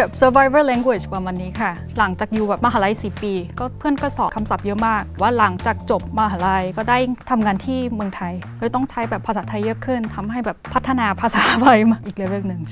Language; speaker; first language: Thai; non-native, fluent; Korean